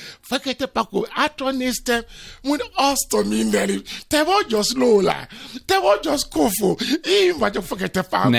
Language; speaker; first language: Hungarian; non-native, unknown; Yoruba